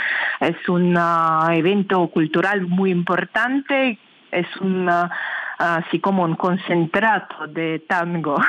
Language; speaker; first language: Spanish; non-native, learner; Russian